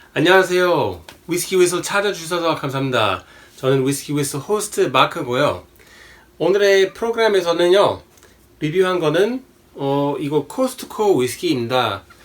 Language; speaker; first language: Korean; non-native, fluent; English